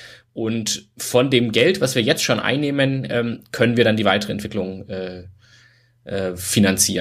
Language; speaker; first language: German; native; German